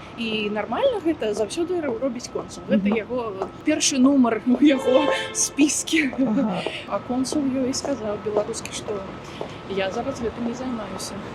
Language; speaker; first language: Belarusian; non-native, local second language; Russian